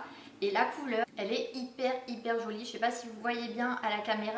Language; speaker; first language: French; native; French